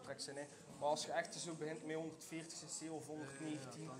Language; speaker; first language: Dutch; native; Dutch